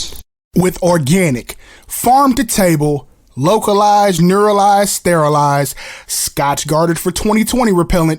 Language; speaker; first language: English; native; English